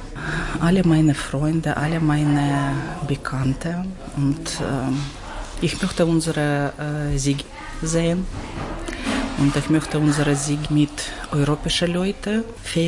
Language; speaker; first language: German; non-native, learner; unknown